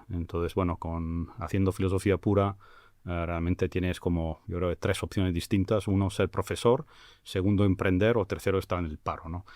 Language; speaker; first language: Spanish; non-native, fluent; English